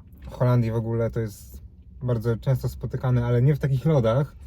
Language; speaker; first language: Polish; native; Polish